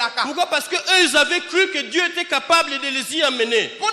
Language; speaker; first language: French; non-native, local second language; Lingala